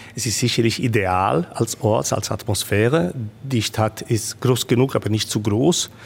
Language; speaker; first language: German; non-native, fluent; Italian